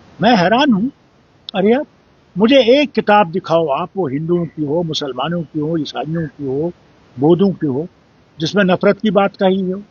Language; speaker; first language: Urdu; non-native, local second language; Kashmiri